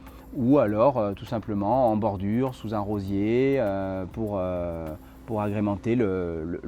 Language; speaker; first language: French; native; French